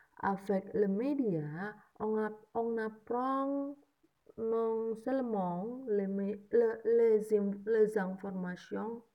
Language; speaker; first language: French; non-native, learner; Indonesian